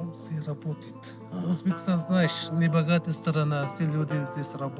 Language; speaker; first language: Russian; non-native, learner; Uzbek